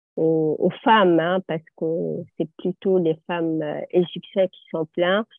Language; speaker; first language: French; native; French